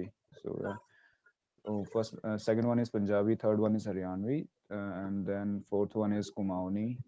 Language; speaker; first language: English; non-native, local second language; Hindi